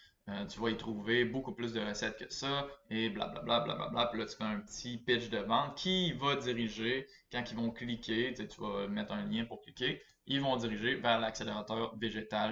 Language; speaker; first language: French; native; French